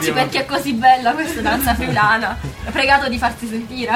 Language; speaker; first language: Italian; native; Italian